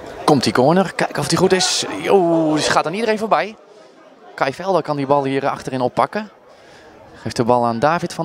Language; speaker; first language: Dutch; native; Dutch